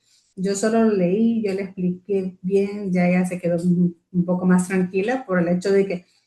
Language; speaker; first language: Spanish; native; Spanish